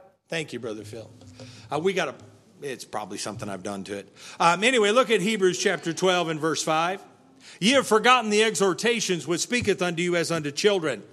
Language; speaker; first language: English; native; English